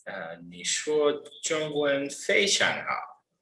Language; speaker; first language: Chinese; non-native, learner; English